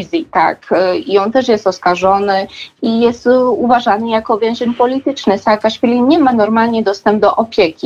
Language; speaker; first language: Polish; non-native, fluent; Georgian